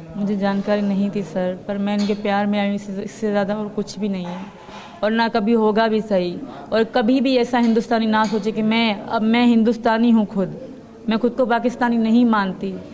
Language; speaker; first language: Urdu; non-native, local second language; Sindhi